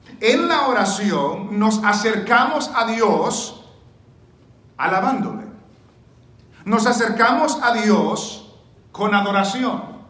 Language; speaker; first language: Spanish; early bilingual, heritage; Spanish